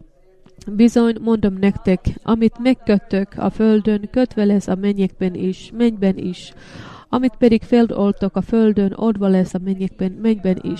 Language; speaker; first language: Hungarian; non-native, learner; Finnish